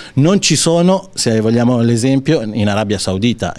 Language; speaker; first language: Italian; non-native, fluent; Urdu